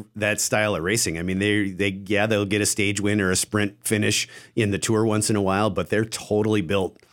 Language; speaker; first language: English; early bilingual, other home language; French